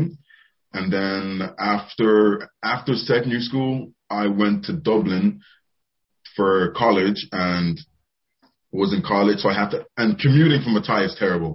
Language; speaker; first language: English; native; English